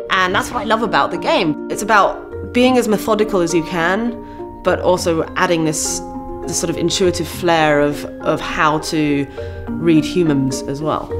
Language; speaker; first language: English; native; English